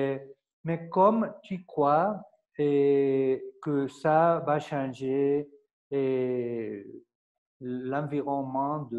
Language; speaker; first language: French; non-native, fluent; Spanish